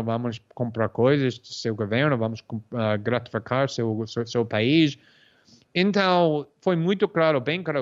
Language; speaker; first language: Portuguese; non-native, fluent; English